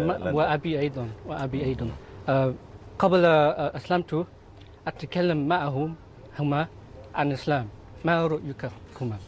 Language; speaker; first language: Arabic; non-native, learner; Filipino